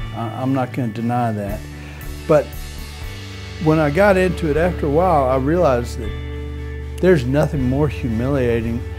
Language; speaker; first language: English; native; English